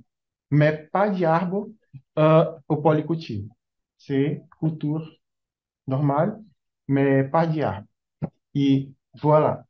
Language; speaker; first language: French; non-native, learner; Portuguese